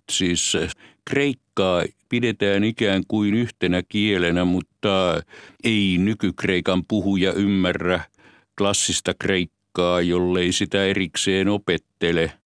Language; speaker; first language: Finnish; native; Finnish